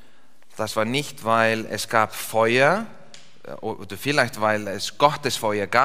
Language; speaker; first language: German; non-native, fluent; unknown